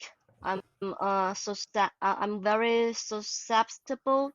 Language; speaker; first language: English; non-native, learner; Chinese